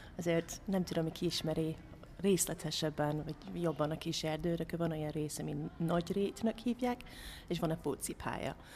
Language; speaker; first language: Hungarian; non-native, fluent; English